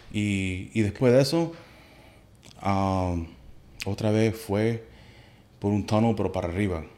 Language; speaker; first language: Spanish; early bilingual, heritage; Spanish